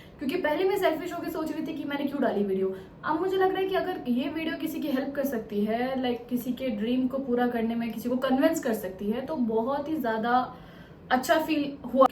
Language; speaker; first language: Hindi; native; Hindi